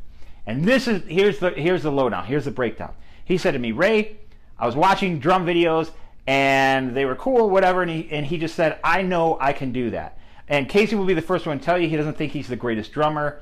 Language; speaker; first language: English; native; English